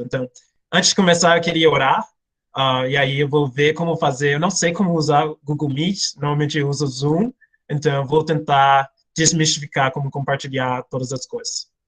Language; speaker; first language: Portuguese; non-native, fluent; English